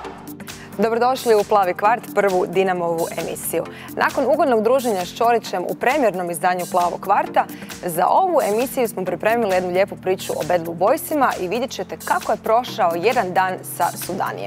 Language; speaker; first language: Croatian; native; Croatian